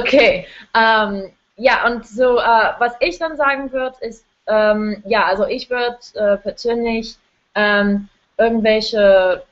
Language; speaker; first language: German; non-native, fluent; English